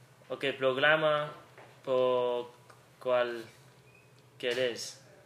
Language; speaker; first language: Spanish; non-native, learner; English